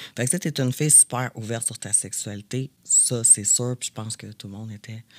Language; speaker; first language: French; native; French